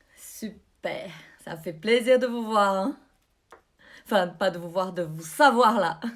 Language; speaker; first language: French; non-native, fluent; Portuguese